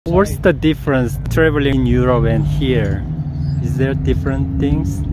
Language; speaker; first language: English; non-native, learner; Korean